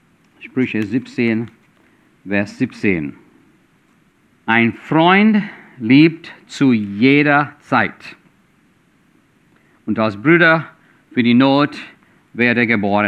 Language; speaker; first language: German; non-native, fluent; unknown